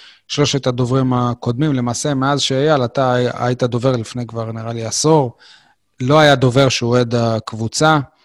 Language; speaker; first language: Hebrew; native; Hebrew